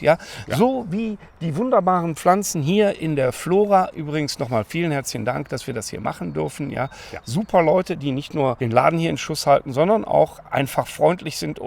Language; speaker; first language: German; native; German